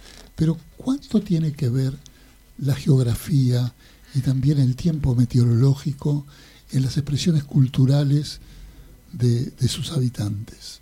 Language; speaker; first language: Spanish; native; Spanish